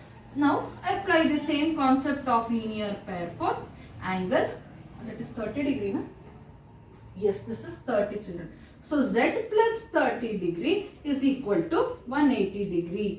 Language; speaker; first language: English; non-native, local second language; Kannada